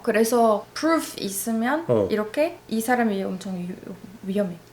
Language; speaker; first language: Korean; non-native, learner; Arabic